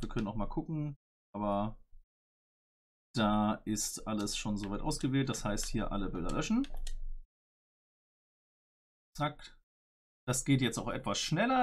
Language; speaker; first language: German; native; German